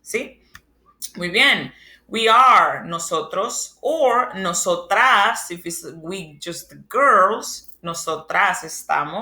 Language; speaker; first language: Spanish; non-native, fluent; English